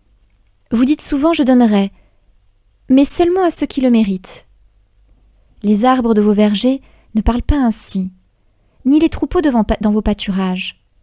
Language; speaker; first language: French; native; French